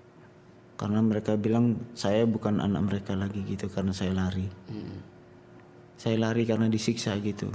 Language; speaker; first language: Indonesian; non-native, local second language; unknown